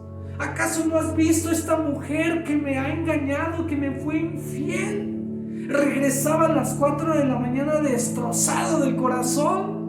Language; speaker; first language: Spanish; native; Spanish